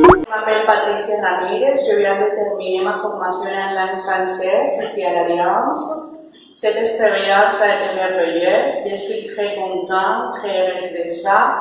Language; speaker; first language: French; non-native, fluent; Spanish